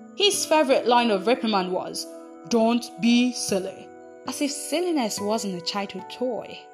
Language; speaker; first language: English; non-native, local second language; Igbo